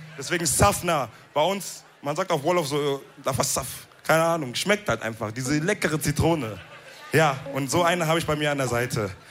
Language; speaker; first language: German; early bilingual, other home language; Wolof